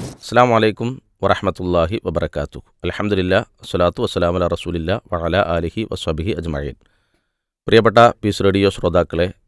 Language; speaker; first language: Malayalam; native; Malayalam